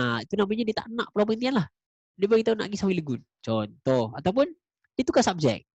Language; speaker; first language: Malay; native; Malay